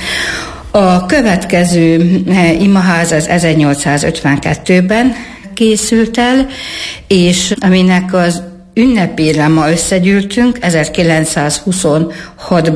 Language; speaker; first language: Hungarian; native; Hungarian